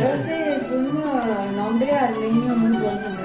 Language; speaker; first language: Spanish; non-native, fluent; Armenian